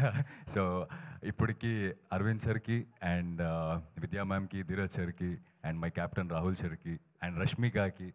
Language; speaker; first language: Telugu; non-native, fluent; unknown